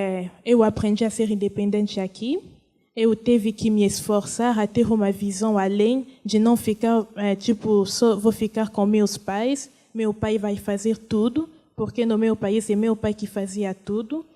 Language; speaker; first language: Portuguese; non-native, fluent; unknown